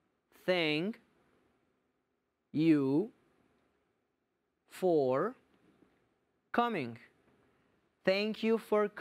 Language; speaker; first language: English; non-native, fluent; Spanish